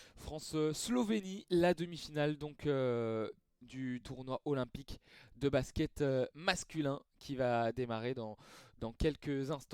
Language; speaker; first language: French; native; French